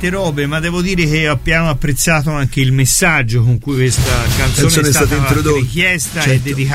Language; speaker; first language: Italian; native; Italian